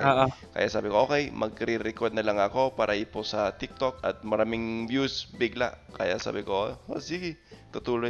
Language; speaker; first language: Filipino; non-native, fluent; English